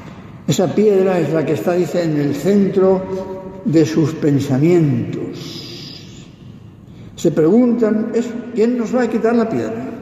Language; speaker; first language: Spanish; native; Spanish